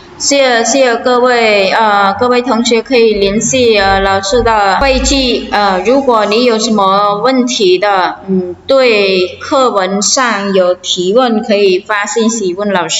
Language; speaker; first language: Chinese; non-native, fluent; Khmer